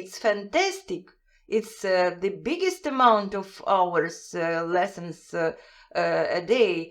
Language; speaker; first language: English; non-native, fluent; Russian